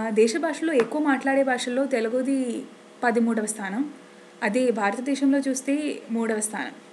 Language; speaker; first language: Telugu; non-native, local second language; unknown